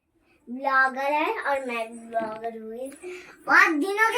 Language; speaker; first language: Hindi; non-native, local second language; Bangla